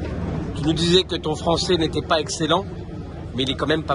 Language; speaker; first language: French; native; French